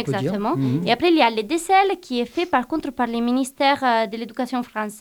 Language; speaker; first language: French; non-native, fluent; Italian